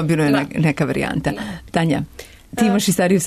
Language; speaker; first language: Serbian; native; Serbian